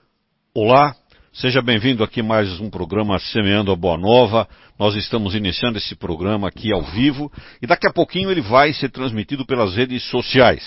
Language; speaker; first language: Portuguese; native; Portuguese